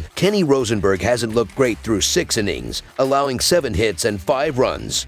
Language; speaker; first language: English; native; English